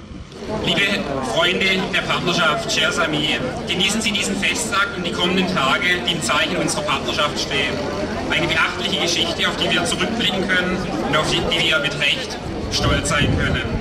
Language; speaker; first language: German; native; German